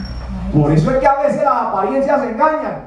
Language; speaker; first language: Spanish; native; Spanish